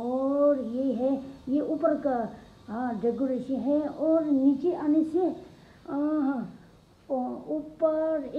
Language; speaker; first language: Hindi; non-native, local second language; Tibetan